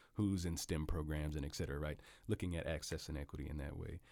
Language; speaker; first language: English; native; English